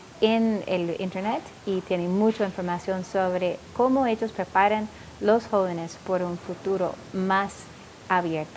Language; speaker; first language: Spanish; non-native, fluent; English